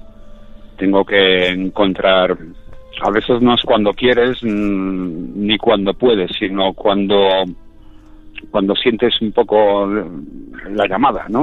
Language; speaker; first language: Spanish; native; Spanish